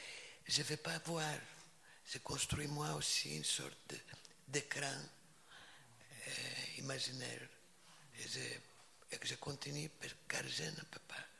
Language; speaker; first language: French; non-native, fluent; Greek